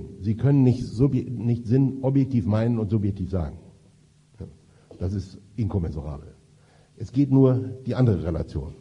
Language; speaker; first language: German; native; German